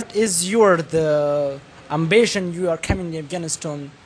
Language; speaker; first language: English; non-native, learner; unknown